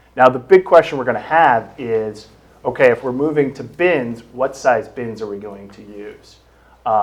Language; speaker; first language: English; native; English